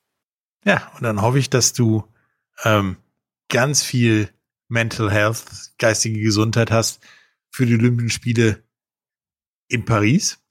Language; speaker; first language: German; native; German